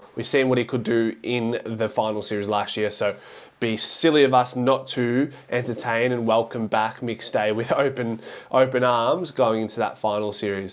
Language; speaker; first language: English; native; English